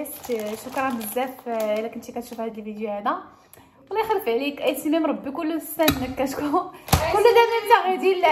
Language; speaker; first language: Arabic; native; Arabic